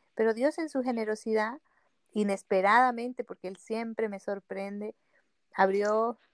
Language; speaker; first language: Spanish; native; Spanish